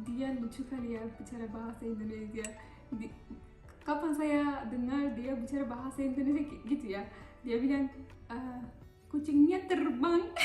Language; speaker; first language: Indonesian; non-native, learner; Turkish